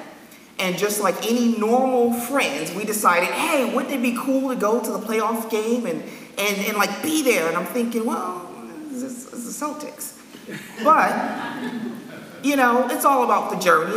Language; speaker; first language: English; native; English